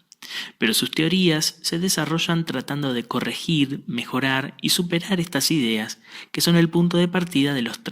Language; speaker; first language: Spanish; native; Spanish